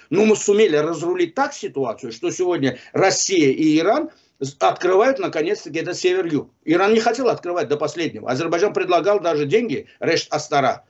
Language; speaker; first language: Russian; non-native, local second language; Azerbaijani